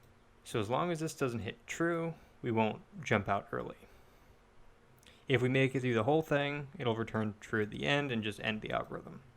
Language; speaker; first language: English; native; English